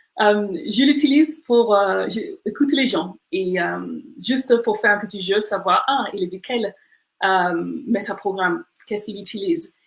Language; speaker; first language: French; non-native, fluent; English